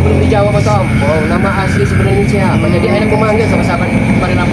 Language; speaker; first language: Indonesian; native; Indonesian